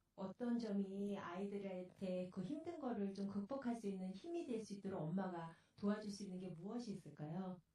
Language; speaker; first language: Korean; native; Korean